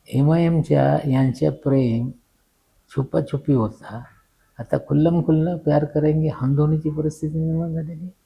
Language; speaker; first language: Marathi; non-native, local second language; Urdu